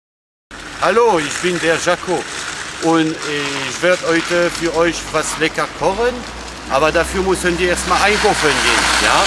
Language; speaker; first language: German; non-native, fluent; French